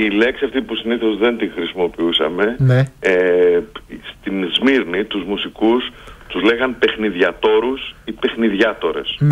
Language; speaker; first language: Greek; native; Greek